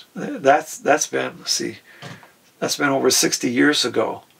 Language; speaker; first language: English; native; English